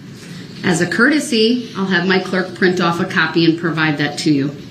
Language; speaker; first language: English; native; English